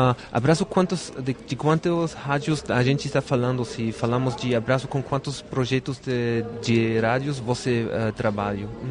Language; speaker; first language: Portuguese; non-native, fluent; German